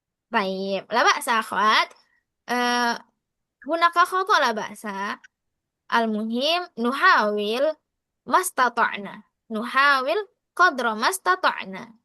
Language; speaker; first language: Arabic; non-native, fluent; Indonesian